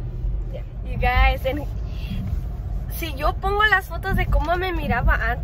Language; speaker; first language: Spanish; early bilingual, other home language; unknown